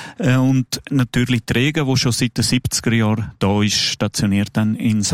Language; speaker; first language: German; native; German